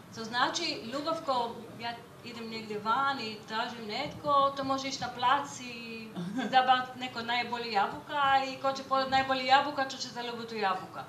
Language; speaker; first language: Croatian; non-native, learner; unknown